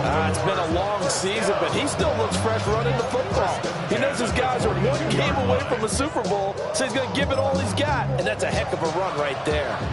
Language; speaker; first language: English; native; English